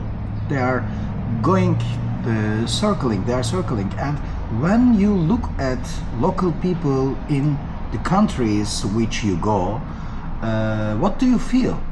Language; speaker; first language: English; non-native, learner; Turkish